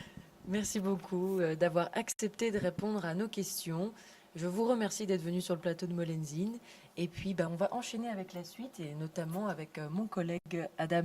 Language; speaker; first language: French; native; French